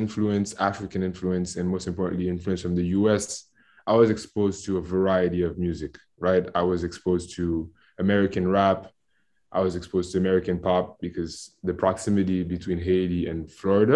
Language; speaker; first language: English; non-native, fluent; Haitian Creole